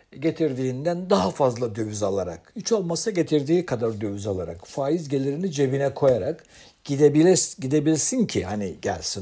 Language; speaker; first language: Turkish; native; Turkish